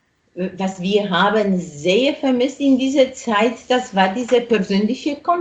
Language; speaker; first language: German; non-native, fluent; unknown